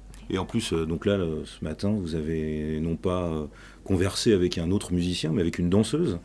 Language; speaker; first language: French; native; French